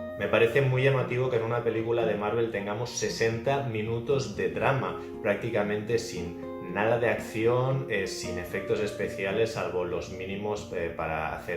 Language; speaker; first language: Spanish; native; Spanish